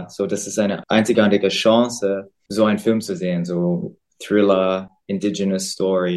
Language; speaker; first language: German; non-native, fluent; English